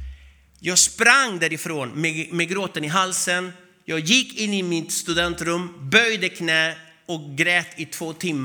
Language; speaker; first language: Swedish; non-native, fluent; Spanish